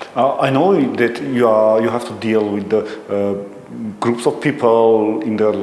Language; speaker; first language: English; non-native, learner; Armenian